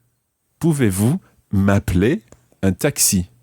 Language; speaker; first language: French; non-native, fluent; English